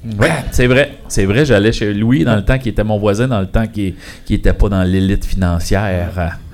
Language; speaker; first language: French; native; French